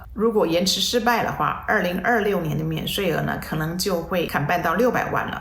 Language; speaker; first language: Chinese; native; Chinese